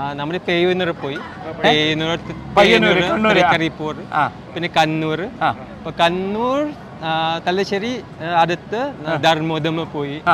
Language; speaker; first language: Malayalam; non-native, learner; Chinese